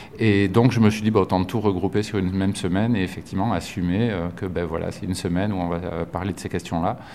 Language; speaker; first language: French; native; French